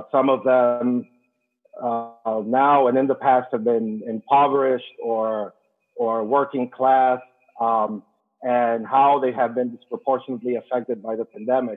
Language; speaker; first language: English; non-native, fluent; Spanish